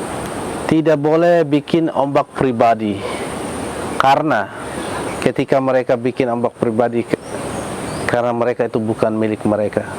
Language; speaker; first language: Indonesian; non-native, local second language; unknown